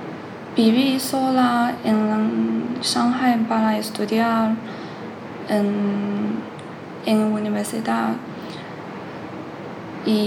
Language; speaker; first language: Spanish; non-native, learner; Chinese